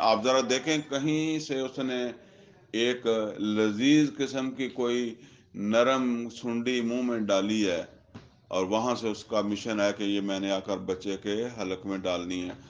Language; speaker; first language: Urdu; non-native, local second language; Punjabi